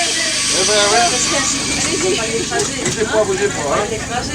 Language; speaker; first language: French; native; French